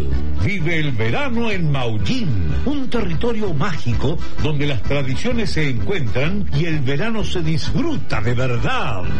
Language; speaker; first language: Spanish; native; Spanish